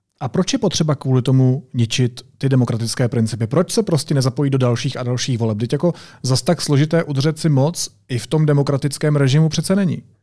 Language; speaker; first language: Czech; native; Czech